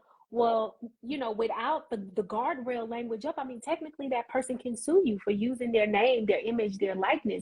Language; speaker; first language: English; native; English